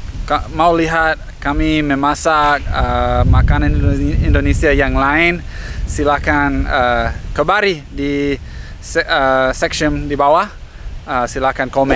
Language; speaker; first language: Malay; non-native, fluent; English